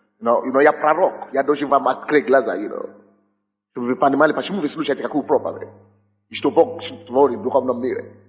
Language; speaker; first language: Russian; non-native, fluent; Yoruba